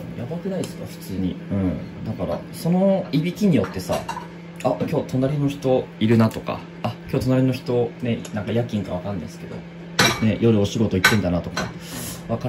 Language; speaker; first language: Japanese; native; Japanese